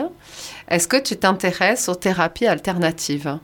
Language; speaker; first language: French; native; French